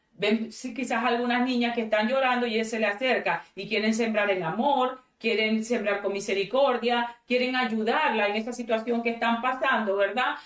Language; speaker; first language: Spanish; native; Spanish